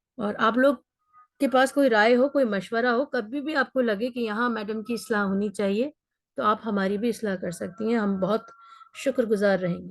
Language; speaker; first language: Urdu; native; Urdu